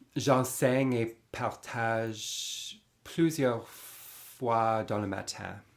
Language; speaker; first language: French; non-native, learner; English